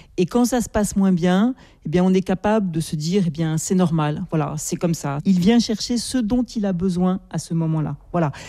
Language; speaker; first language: French; native; French